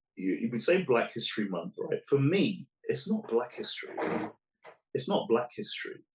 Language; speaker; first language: English; early bilingual, other home language; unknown